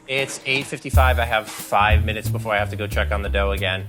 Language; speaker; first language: English; native; English